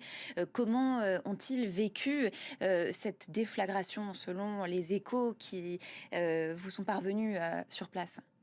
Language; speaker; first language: French; native; French